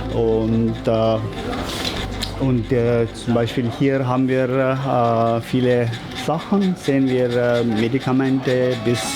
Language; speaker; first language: German; non-native, fluent; Tibetan